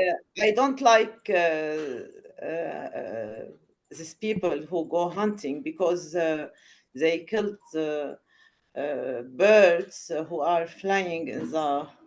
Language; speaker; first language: English; non-native, learner; Arabic